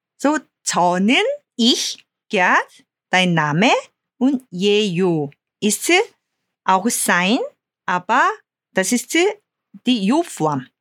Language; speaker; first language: German; non-native, fluent; Korean